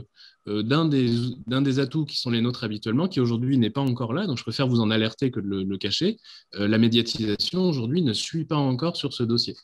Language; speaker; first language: French; native; French